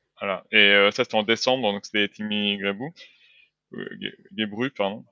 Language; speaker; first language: French; native; French